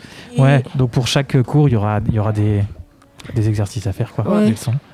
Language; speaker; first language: French; native; French